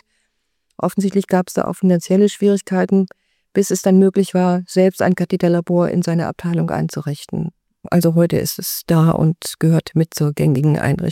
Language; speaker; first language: German; native; German